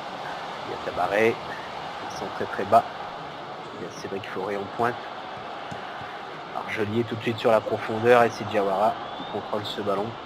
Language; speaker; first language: French; native; French